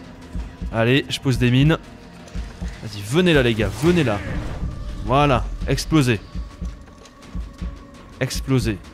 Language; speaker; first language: French; native; French